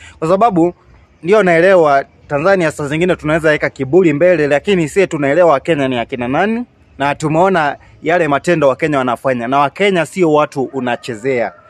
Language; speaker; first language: Swahili; native; Swahili